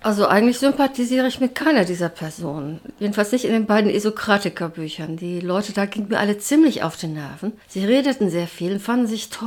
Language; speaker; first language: German; native; German